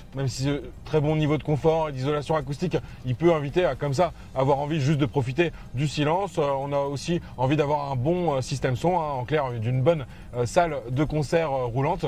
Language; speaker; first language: French; native; French